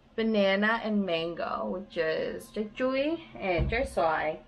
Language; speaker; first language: English; early bilingual, other home language; Vietnamese